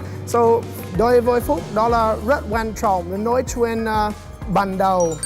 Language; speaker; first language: Vietnamese; non-native, learner; English